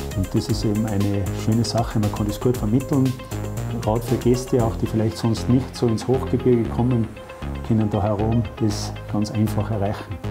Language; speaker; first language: German; native; German